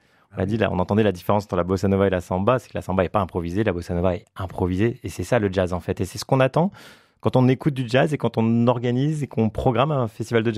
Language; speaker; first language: French; native; French